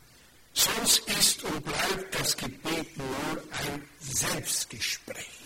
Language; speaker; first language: German; non-native, fluent; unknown